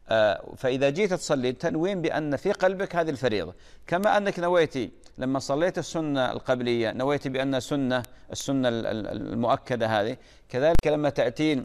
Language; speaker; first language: Arabic; native; Arabic